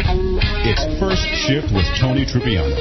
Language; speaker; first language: English; native; English